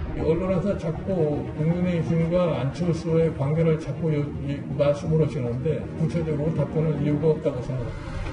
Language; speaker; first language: Korean; native; Korean